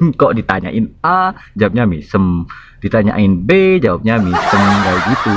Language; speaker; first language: Indonesian; non-native, local second language; Madurese